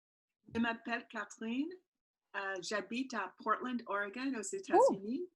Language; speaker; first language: French; non-native, learner; English